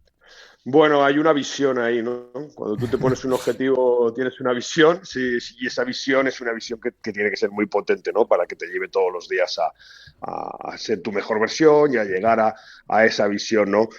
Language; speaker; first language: Spanish; native; Spanish